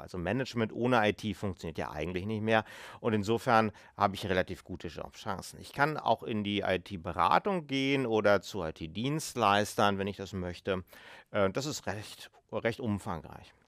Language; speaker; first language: German; native; German